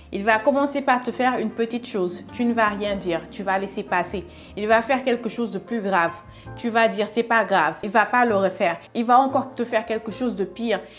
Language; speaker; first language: French; non-native, local second language; Wolof